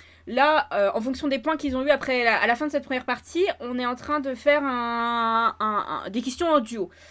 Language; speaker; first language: French; native; French